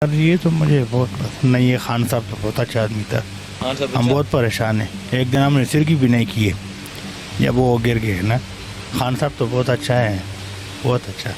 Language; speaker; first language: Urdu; non-native, local second language; Pashto